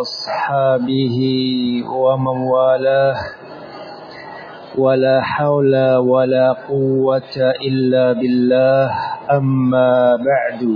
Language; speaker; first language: Arabic; non-native, fluent; Indonesian